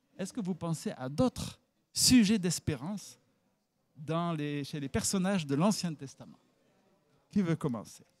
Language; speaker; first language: French; native; French